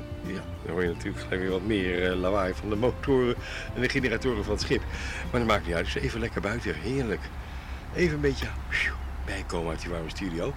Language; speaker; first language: Dutch; native; Dutch